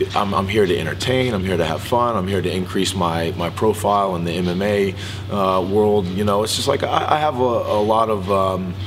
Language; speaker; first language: English; native; English